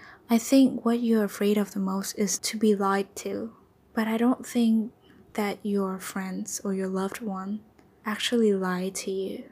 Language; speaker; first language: English; non-native, fluent; Vietnamese